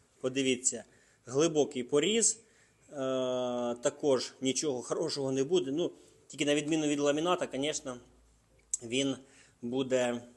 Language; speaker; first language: Ukrainian; non-native, local second language; Russian